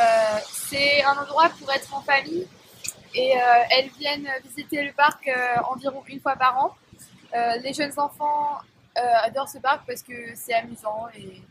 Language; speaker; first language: French; non-native, learner; Danish